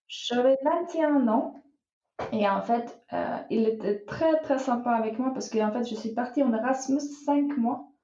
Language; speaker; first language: French; non-native, fluent; Russian